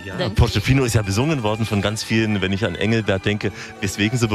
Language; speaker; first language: German; native; German